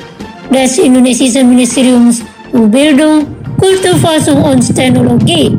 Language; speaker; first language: German; non-native, learner; Indonesian